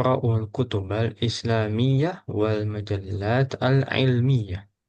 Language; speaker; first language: Arabic; non-native, fluent; Indonesian